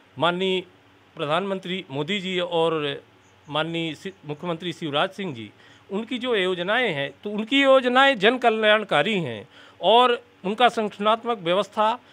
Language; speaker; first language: Hindi; native; Hindi